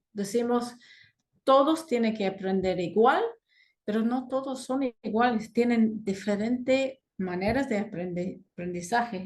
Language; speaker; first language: Spanish; non-native, fluent; English